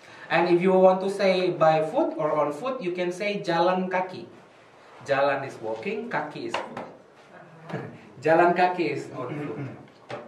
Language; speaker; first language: English; non-native, fluent; Indonesian